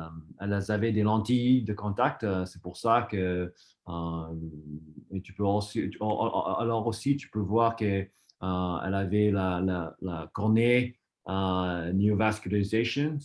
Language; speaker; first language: French; non-native, fluent; English